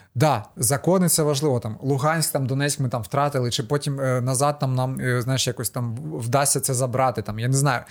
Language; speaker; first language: Ukrainian; non-native, local second language; Russian